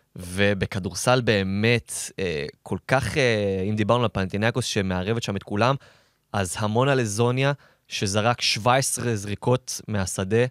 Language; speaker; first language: Hebrew; native; Hebrew